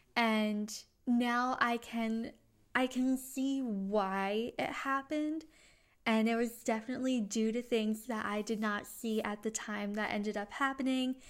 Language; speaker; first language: English; native; English